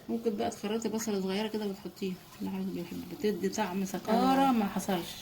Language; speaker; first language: Arabic; native; Arabic